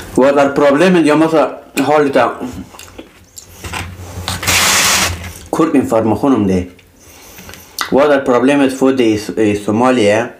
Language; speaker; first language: Swedish; non-native, learner; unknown